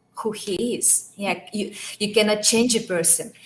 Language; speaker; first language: English; non-native, fluent; Ukrainian